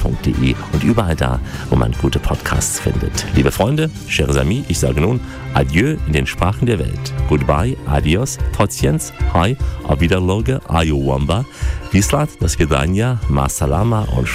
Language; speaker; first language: German; native; German